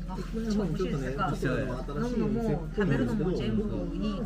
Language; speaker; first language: Japanese; non-native, learner; Korean